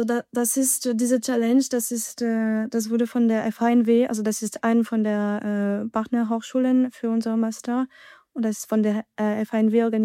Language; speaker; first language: German; non-native, fluent; French